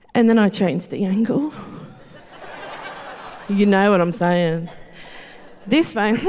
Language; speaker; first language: English; native; English